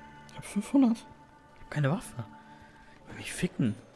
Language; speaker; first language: German; native; German